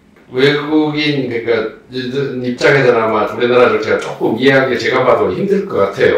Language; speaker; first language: Korean; native; Korean